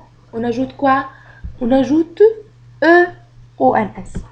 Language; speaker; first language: French; non-native, fluent; Arabic